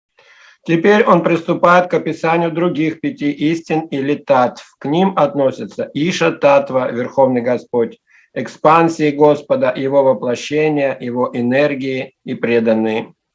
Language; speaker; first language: Russian; native; Russian